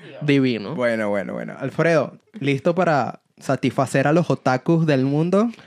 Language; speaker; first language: Spanish; native; Spanish